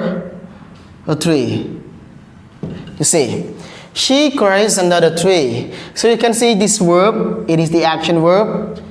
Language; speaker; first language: English; non-native, learner; Khmer